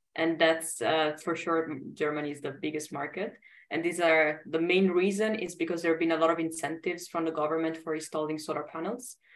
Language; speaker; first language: English; non-native, fluent; Italian